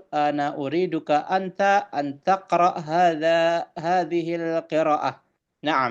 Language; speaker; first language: Arabic; non-native, fluent; Indonesian